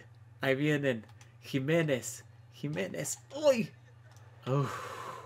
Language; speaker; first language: Spanish; early bilingual, heritage; Spanish